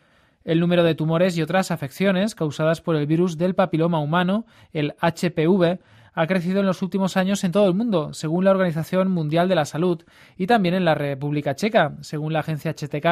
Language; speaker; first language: Spanish; native; Spanish